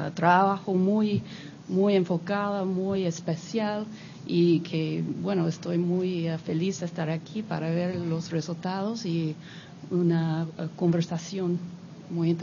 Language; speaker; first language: Spanish; non-native, learner; English